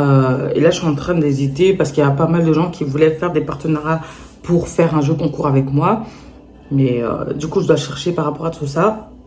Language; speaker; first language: French; native; French